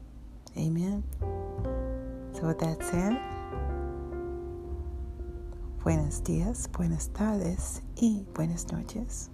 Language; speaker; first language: Spanish; non-native, learner; English